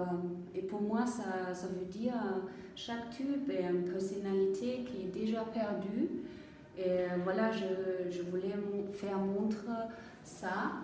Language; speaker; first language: French; non-native, fluent; German